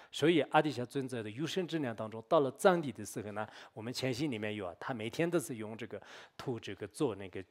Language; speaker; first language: Chinese; non-native, local second language; Tibetan